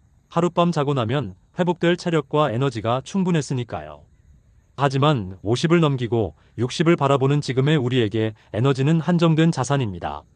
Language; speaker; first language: Korean; native; Korean